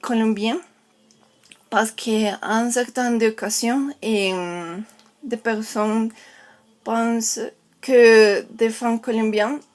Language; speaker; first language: French; non-native, learner; Spanish